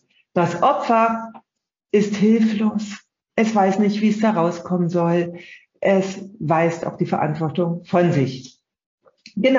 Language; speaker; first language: German; native; German